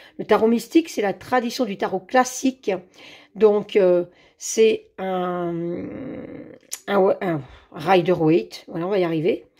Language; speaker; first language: French; native; French